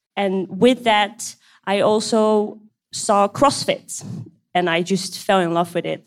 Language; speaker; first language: English; non-native, fluent; Dutch